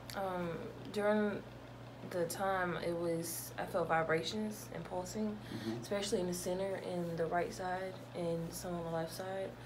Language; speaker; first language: English; native; English